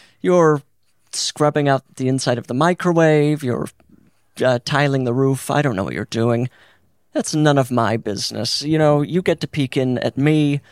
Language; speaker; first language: English; native; English